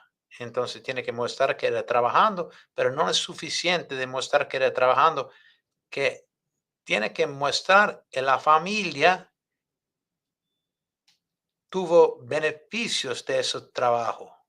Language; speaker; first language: Spanish; non-native, fluent; English